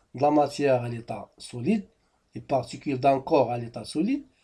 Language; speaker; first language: French; non-native, local second language; Arabic